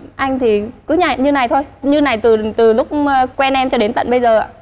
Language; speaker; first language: Vietnamese; native; Vietnamese